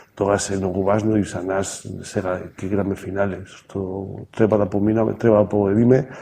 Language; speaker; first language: Macedonian; non-native, learner; Spanish